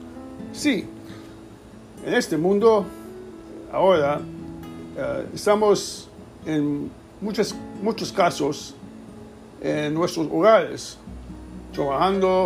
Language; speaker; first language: Spanish; early bilingual, heritage; English